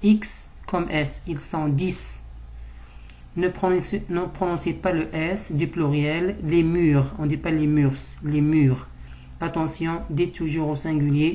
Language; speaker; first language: French; non-native, local second language; Arabic